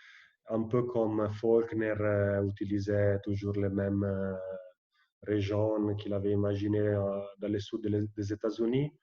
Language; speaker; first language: French; non-native, fluent; Italian